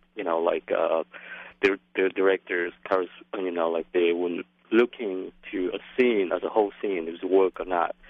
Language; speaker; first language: English; non-native, fluent; Lao